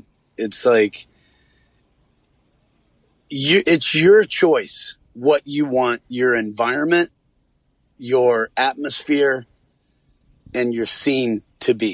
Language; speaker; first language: English; native; English